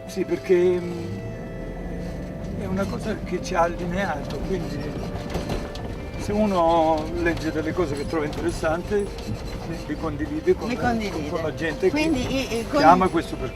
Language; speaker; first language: Italian; native; Italian